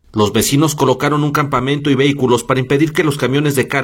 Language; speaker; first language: Spanish; native; Spanish